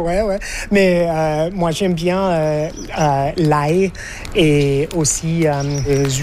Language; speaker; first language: French; non-native, fluent; English